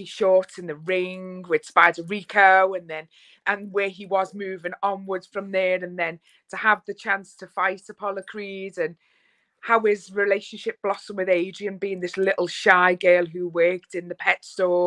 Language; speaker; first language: English; native; English